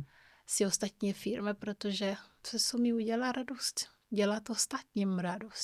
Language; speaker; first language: Czech; non-native, fluent; Kabuverdianu